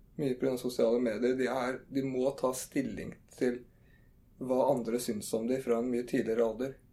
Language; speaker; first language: Norwegian; native; Norwegian